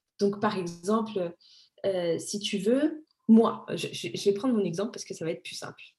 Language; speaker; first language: French; early bilingual, other home language; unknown